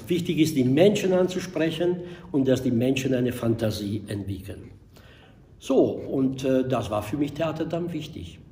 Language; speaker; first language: German; non-native, fluent; Italian